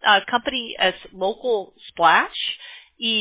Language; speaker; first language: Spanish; non-native, learner; English